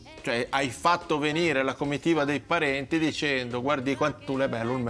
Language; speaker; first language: Italian; native; Italian